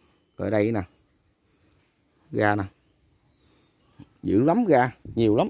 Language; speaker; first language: Vietnamese; native; Vietnamese